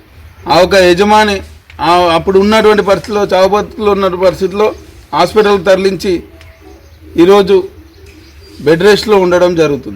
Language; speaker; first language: Telugu; native; Telugu